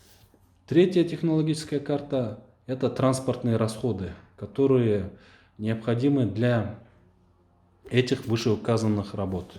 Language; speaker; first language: Russian; non-native, local second language; Kyrgyz